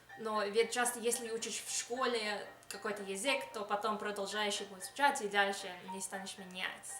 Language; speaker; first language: Russian; non-native, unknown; English